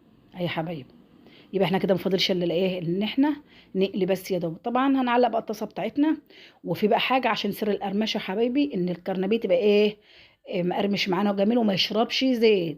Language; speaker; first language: Arabic; native; Arabic